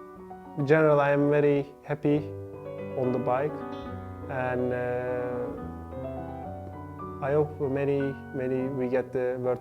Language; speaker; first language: English; non-native, learner; Turkish